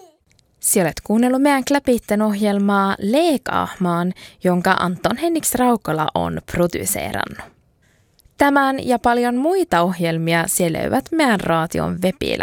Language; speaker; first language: Finnish; early bilingual, heritage; Finnish